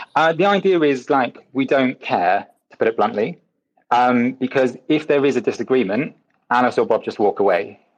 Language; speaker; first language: English; native; English